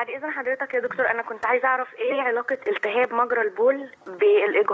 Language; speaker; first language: Arabic; native; Arabic